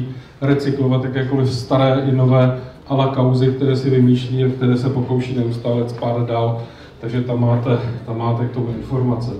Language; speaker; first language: Czech; native; Czech